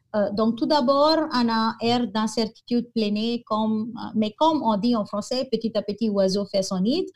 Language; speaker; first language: French; non-native, fluent; Konkani